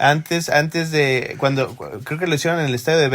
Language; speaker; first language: Spanish; native; Spanish